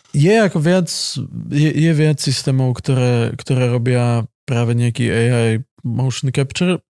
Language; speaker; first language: Slovak; native; Slovak